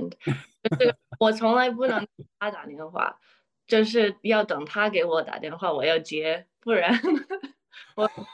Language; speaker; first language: Chinese; early bilingual, other home language; English